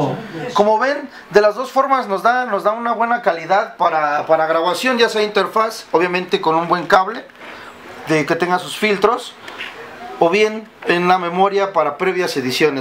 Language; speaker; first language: Spanish; native; Spanish